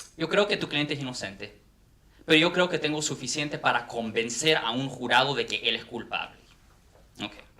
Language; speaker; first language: Spanish; non-native, fluent; English